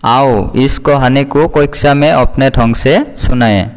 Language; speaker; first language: Hindi; non-native, local second language; Assamese